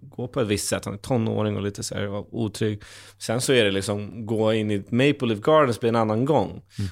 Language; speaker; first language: Swedish; native; Swedish